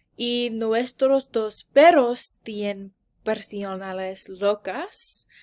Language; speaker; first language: Spanish; non-native, learner; English